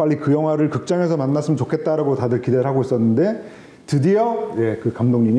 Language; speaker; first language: Korean; native; Korean